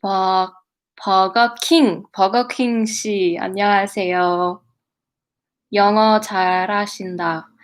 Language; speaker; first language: Korean; non-native, learner; English